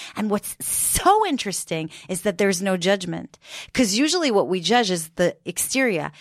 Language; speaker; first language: English; non-native, fluent; Hebrew